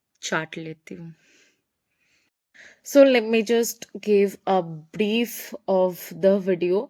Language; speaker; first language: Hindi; non-native, local second language; Bangla